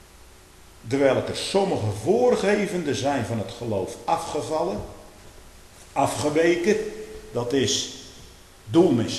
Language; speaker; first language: Dutch; native; Dutch